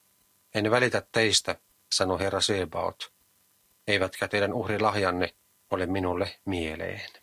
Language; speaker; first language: Finnish; native; Finnish